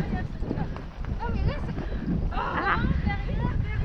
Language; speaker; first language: French; native; French